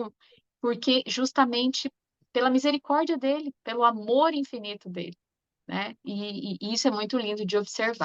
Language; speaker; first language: Portuguese; native; Portuguese